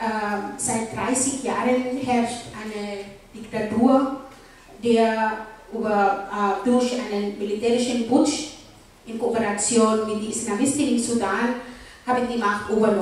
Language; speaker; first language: German; non-native, fluent; Arabic